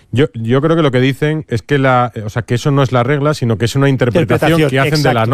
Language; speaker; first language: Spanish; native; Spanish